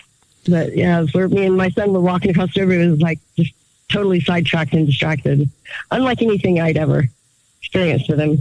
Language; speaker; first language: English; native; English